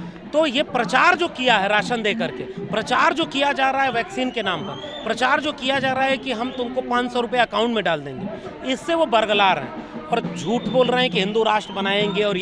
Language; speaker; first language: Hindi; native; Hindi